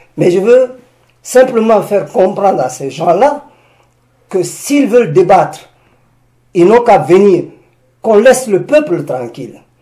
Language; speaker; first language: French; non-native, local second language; Susu